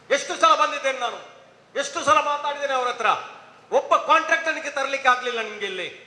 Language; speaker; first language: Kannada; native; Kannada